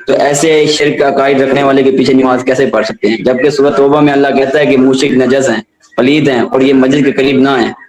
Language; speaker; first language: Urdu; non-native, local second language; Saraiki